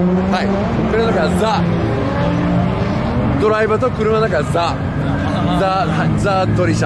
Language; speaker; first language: Japanese; non-native, fluent; English